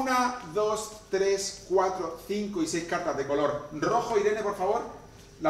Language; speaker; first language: Spanish; native; Spanish